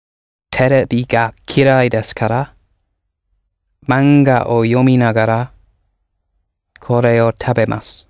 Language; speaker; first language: Japanese; non-native, learner; English